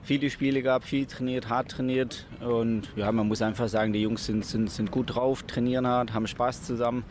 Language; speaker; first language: German; native; German